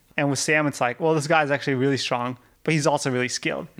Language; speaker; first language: English; early bilingual, other home language; Russian